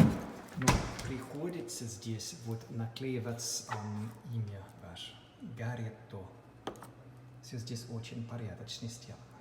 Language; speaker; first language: Russian; non-native, fluent; English